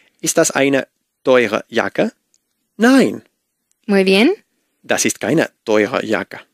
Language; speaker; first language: German; non-native, learner; Spanish